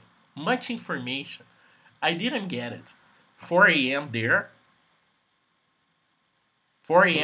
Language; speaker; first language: English; non-native, fluent; Portuguese